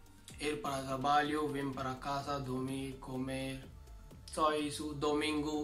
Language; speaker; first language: Portuguese; non-native, learner; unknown